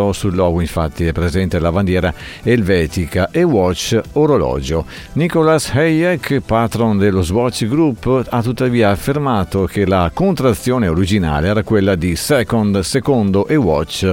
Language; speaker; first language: Italian; native; Italian